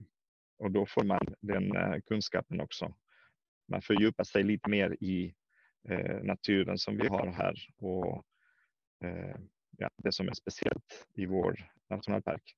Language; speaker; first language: Swedish; non-native, fluent; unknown